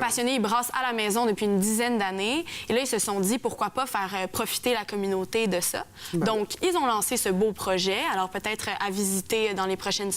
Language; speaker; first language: French; native; French